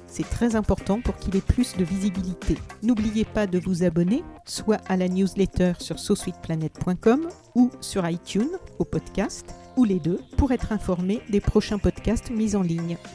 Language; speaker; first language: French; native; French